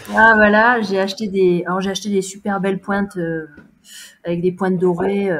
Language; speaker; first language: French; native; French